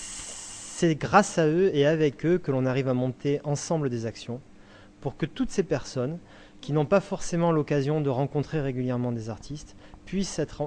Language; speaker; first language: French; native; French